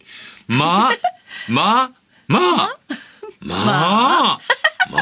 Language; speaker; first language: Japanese; native; Japanese